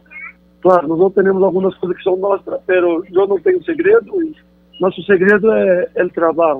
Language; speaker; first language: Spanish; non-native, fluent; Portuguese